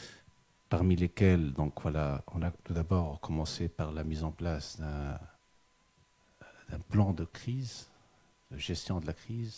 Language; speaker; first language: French; non-native, local second language; Arabic